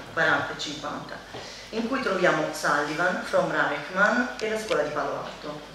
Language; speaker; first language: Italian; native; Italian